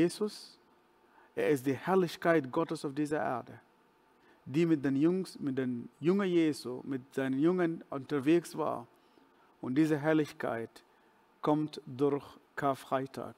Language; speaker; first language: German; non-native, fluent; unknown